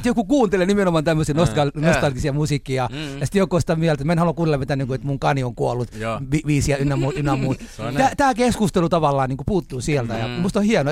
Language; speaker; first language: Finnish; early bilingual, other home language; Somali